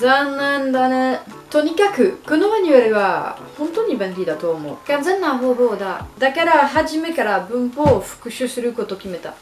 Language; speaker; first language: Japanese; non-native, learner; French